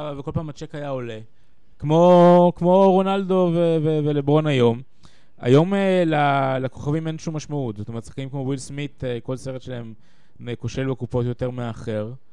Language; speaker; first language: Hebrew; native; Hebrew